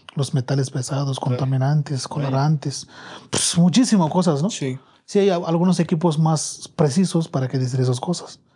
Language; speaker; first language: Spanish; non-native, learner; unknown